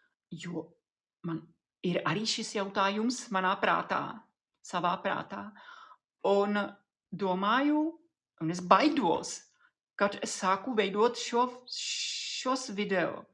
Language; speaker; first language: Latvian; non-native, fluent; Czech